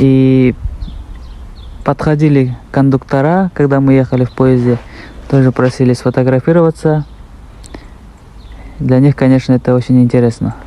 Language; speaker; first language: Russian; non-native, local second language; Tatar